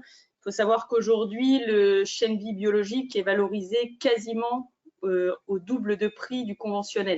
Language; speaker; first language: French; native; French